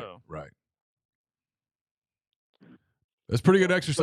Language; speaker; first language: English; native; English